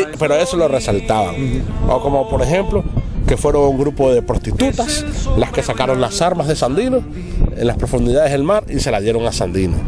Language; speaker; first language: Spanish; native; Spanish